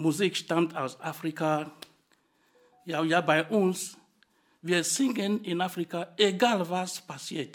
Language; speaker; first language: German; non-native, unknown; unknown